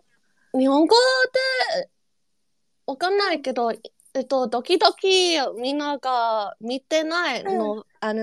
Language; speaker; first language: Japanese; non-native, learner; English